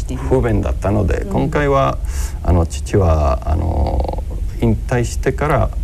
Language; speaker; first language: Japanese; non-native, fluent; Spanish